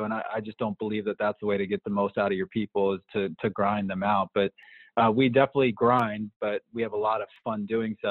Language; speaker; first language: English; native; English